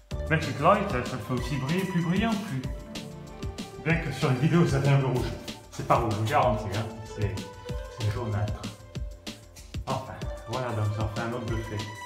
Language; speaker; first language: French; native; French